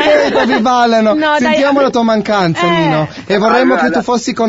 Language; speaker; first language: Italian; native; Italian